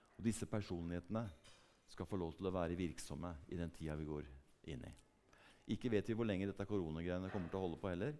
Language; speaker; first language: Norwegian; native; Norwegian